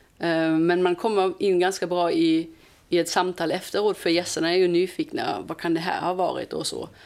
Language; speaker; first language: Swedish; non-native, fluent; German